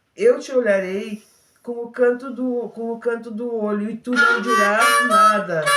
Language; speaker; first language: Portuguese; native; Portuguese